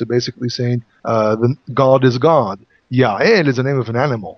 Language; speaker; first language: English; non-native, fluent; Hebrew